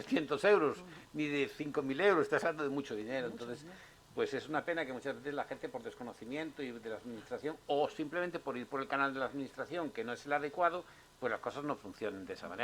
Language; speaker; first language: Spanish; native; Spanish